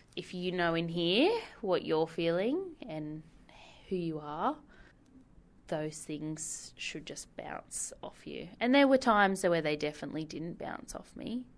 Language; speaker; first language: English; native; English